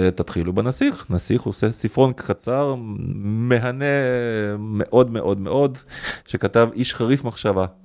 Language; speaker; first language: Hebrew; early bilingual, other home language; Russian